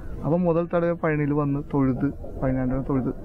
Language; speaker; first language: Tamil; non-native, learner; Malayalam